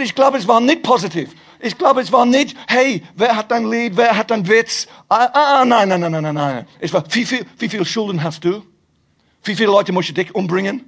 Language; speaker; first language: German; non-native, fluent; English